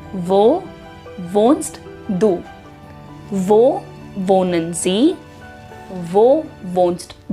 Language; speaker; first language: German; non-native, fluent; Hindi